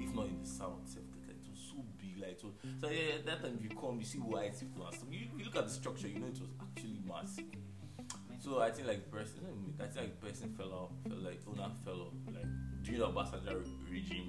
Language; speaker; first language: English; non-native, local second language; Igbo